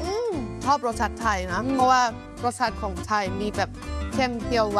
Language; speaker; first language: Thai; non-native, fluent; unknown